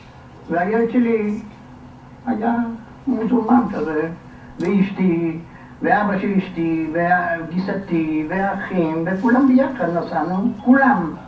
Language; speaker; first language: Hebrew; non-native, fluent; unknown